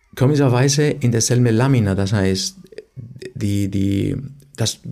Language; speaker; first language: German; non-native, fluent; Spanish